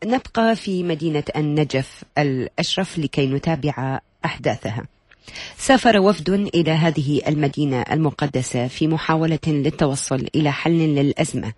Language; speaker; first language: Arabic; native; Arabic